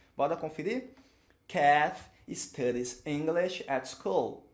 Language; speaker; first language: English; non-native, fluent; Portuguese